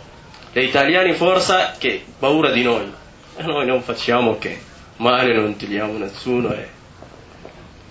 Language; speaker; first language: Italian; non-native, learner; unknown